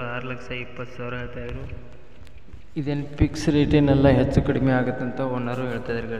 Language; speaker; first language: Kannada; native; Kannada